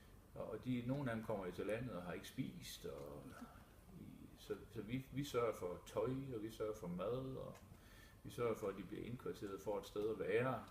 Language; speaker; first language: Danish; native; Danish